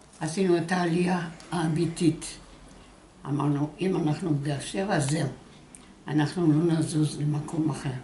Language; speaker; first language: Hebrew; non-native, fluent; French